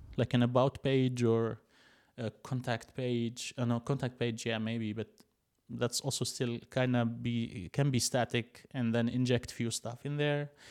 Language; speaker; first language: English; non-native, fluent; Arabic